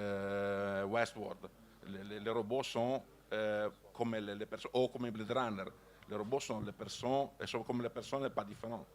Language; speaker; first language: French; non-native, learner; Italian